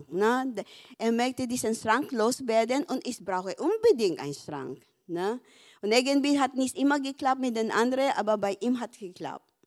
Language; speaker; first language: German; non-native, learner; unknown